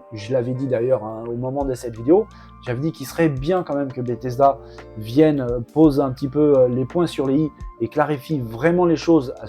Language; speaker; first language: French; native; French